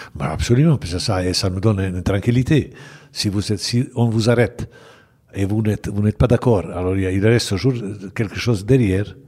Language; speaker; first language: French; non-native, fluent; Bosnian